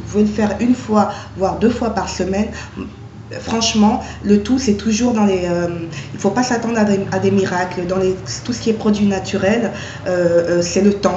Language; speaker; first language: French; native; French